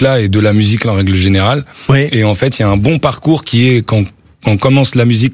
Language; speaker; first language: French; native; French